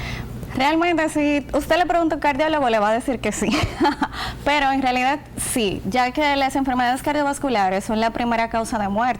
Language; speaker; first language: Spanish; native; Spanish